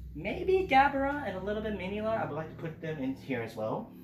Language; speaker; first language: English; native; English